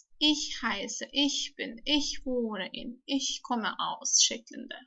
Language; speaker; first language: German; non-native, fluent; Turkish